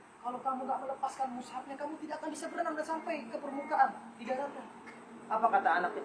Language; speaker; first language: Indonesian; native; Indonesian